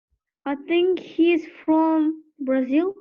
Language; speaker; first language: English; non-native, learner; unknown